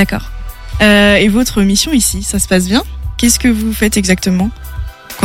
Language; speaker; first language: French; native; French